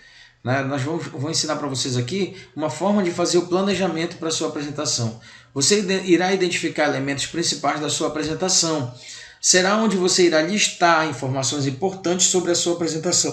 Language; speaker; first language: Portuguese; native; Portuguese